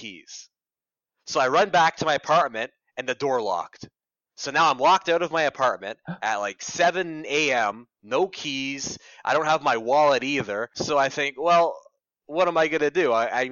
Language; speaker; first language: English; native; English